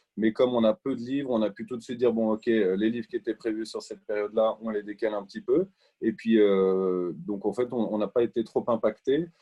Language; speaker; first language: French; native; French